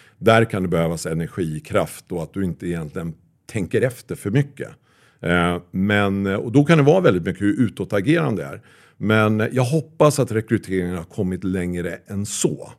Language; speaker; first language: Swedish; native; Swedish